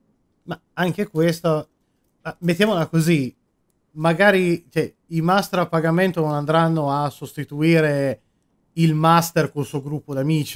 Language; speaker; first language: Italian; native; Italian